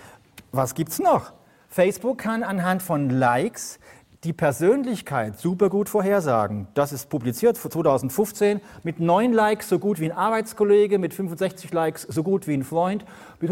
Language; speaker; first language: German; native; German